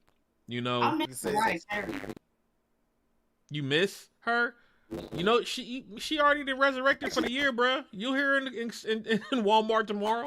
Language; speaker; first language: English; native; English